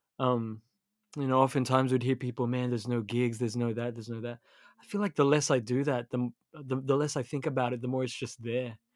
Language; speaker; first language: English; early bilingual, other home language; Filipino